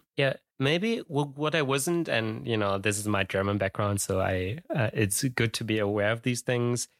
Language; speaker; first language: English; non-native, fluent; German